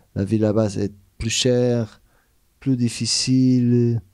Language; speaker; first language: French; non-native, fluent; Portuguese